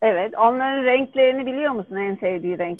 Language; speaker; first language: Turkish; native; Turkish